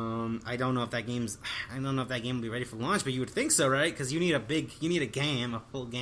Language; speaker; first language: English; native; English